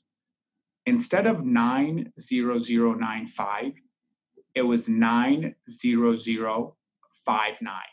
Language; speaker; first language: English; native; English